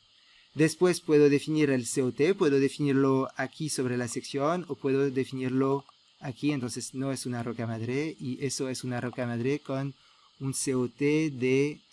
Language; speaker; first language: Spanish; non-native, fluent; French